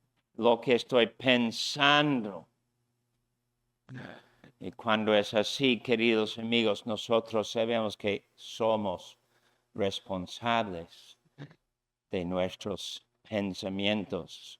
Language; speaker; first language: Spanish; non-native, fluent; English